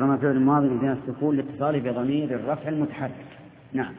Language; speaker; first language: Arabic; native; Arabic